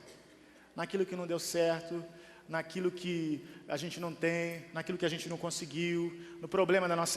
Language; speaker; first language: Portuguese; native; Portuguese